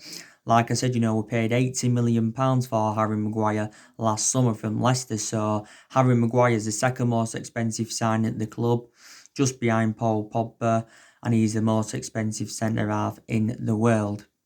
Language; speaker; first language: English; native; English